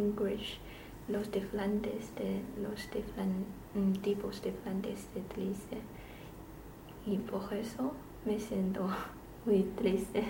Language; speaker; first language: Spanish; non-native, learner; Chinese